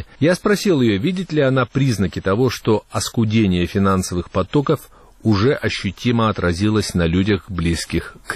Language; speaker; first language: Russian; native; Russian